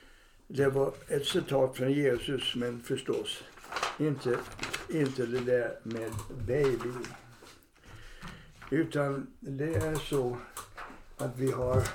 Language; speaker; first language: Swedish; non-native, fluent; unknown